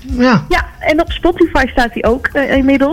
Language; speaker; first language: Dutch; native; Dutch